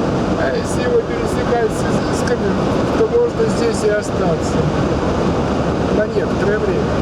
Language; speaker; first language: Russian; native; Russian